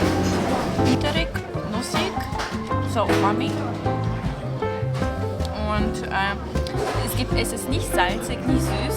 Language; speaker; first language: German; non-native, fluent; Russian